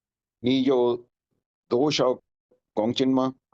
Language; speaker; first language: Chinese; non-native, learner; Urdu